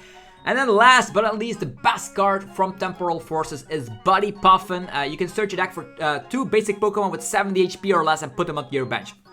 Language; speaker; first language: English; non-native, fluent; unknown